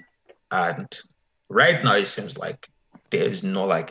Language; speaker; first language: English; non-native, local second language; Yoruba